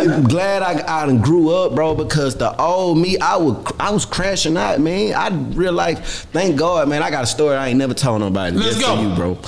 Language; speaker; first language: English; native; English